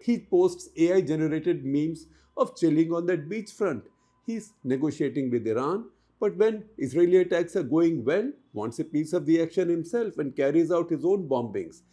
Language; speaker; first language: English; non-native, local second language; Hindi